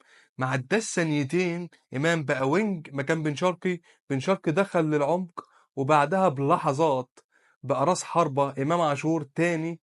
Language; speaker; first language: Arabic; native; Arabic